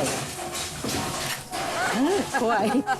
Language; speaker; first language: Japanese; native; Japanese